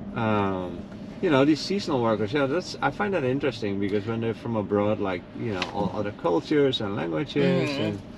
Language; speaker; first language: English; non-native, fluent; Dutch